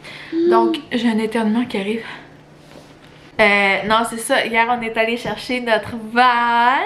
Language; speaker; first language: French; native; French